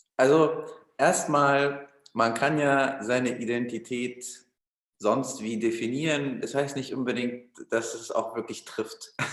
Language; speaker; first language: German; early bilingual, other home language; Russian